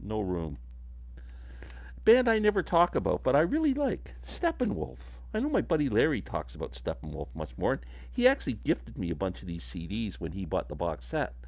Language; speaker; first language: English; native; English